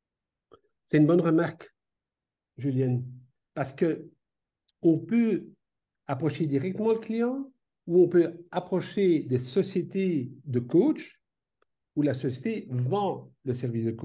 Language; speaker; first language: French; native; French